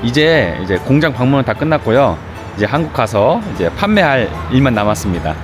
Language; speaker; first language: Korean; native; Korean